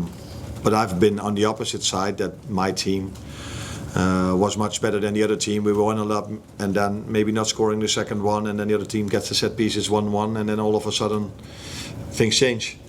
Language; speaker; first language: English; non-native, fluent; Dutch